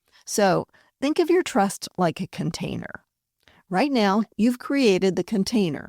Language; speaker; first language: English; native; English